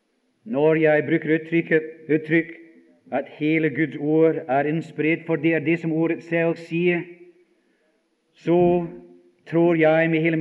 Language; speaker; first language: Norwegian; non-native, fluent; English